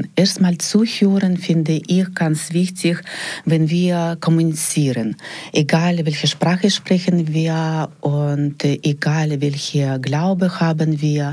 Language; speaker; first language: German; non-native, fluent; Ukrainian